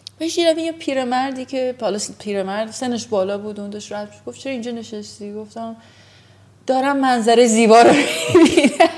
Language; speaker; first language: Persian; early bilingual, heritage; Persian